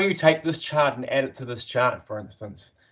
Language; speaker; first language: English; native; English